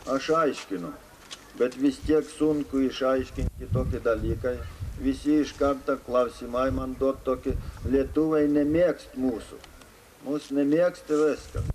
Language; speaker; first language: Lithuanian; early bilingual, other home language; Ukrainian